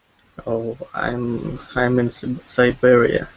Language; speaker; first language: English; non-native, learner; Russian